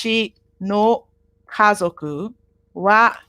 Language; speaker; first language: Japanese; non-native, fluent; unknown